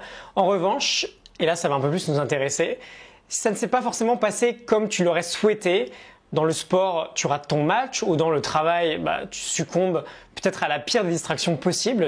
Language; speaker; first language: French; native; French